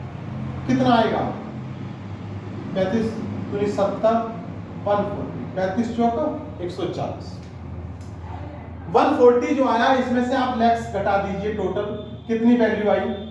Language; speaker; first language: Hindi; native; Hindi